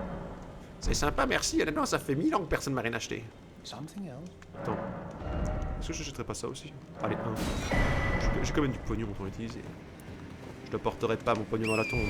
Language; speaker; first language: French; native; French